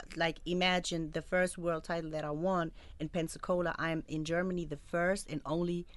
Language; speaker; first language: English; non-native, fluent; Arabic